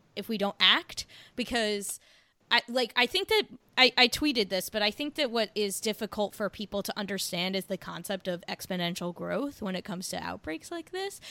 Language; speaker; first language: English; native; English